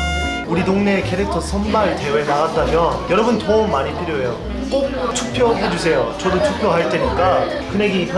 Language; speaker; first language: Korean; non-native, fluent; English